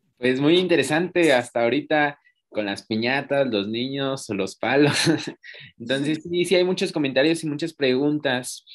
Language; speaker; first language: Spanish; native; Spanish